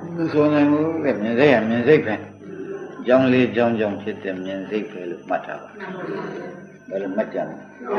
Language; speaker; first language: Burmese; native; Burmese